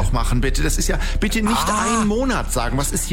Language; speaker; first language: German; native; German